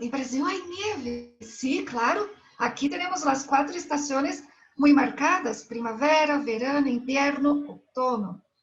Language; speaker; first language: Spanish; non-native, fluent; Portuguese